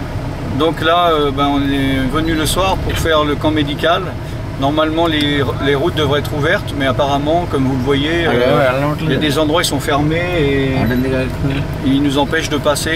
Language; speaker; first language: French; native; French